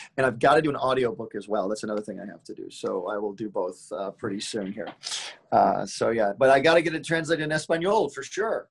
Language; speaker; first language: English; native; English